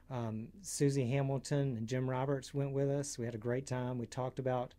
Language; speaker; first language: English; native; English